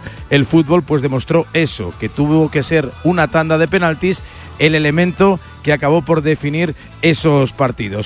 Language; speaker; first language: Spanish; native; Spanish